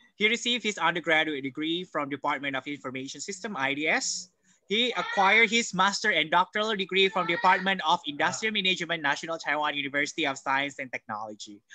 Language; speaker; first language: English; non-native, fluent; Indonesian